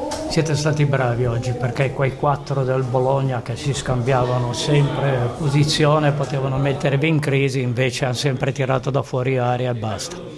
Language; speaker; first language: Italian; native; Italian